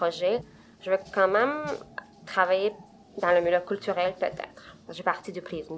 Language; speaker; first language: French; non-native, fluent; Romanian